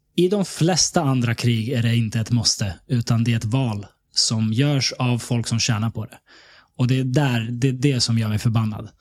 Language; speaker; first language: Swedish; early bilingual, other home language; Bosnian